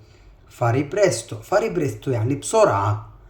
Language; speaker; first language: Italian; non-native, fluent; Arabic